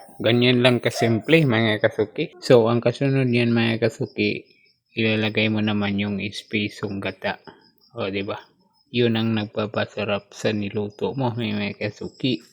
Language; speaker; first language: Filipino; non-native, local second language; Cebuano